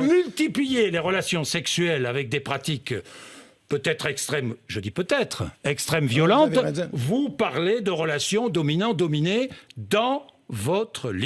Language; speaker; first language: French; native; French